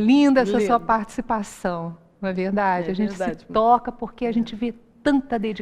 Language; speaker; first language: Portuguese; native; Portuguese